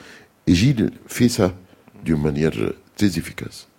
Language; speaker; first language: French; non-native, fluent; Arabic